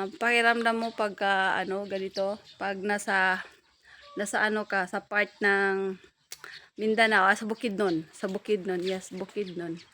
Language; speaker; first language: Filipino; non-native, local second language; Cebuano